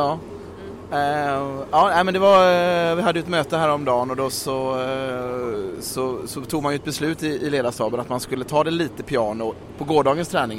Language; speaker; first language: Swedish; native; Swedish